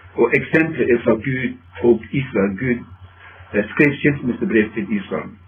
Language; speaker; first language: Norwegian; non-native, fluent; English